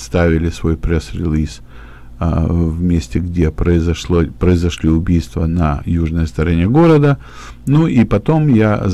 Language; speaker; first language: Russian; native; Russian